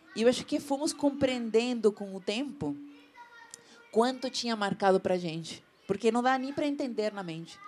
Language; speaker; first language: Portuguese; non-native, fluent; Spanish